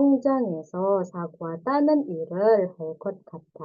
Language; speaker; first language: Korean; non-native, fluent; Indonesian